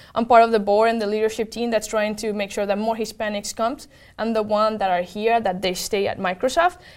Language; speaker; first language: English; non-native, fluent; Spanish